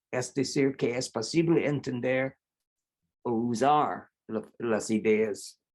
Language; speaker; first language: Spanish; non-native, fluent; English